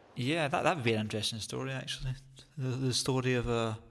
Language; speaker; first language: English; native; English